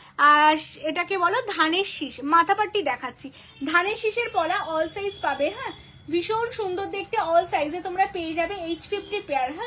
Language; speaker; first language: Bangla; native; Bangla